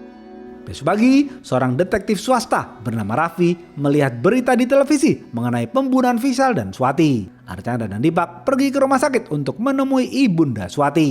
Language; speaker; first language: Indonesian; native; Indonesian